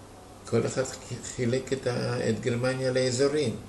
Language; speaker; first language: Hebrew; non-native, fluent; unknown